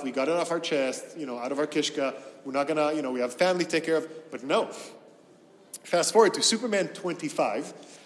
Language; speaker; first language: English; non-native, fluent; Hebrew